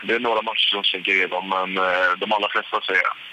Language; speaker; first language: Swedish; native; Swedish